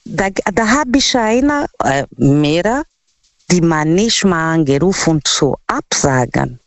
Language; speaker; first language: German; non-native, learner; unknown